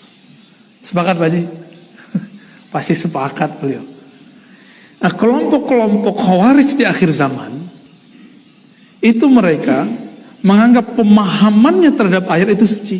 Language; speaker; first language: Indonesian; native; Indonesian